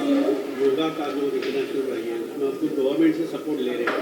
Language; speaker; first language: Hindi; native; Hindi